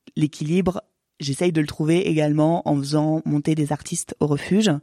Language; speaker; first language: French; native; French